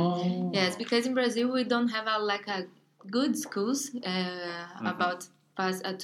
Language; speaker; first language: English; non-native, learner; Portuguese